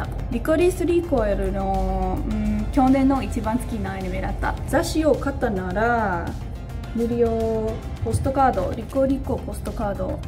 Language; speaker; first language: Japanese; non-native, learner; English